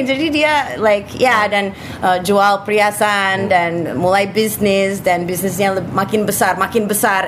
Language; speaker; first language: Indonesian; non-native, fluent; English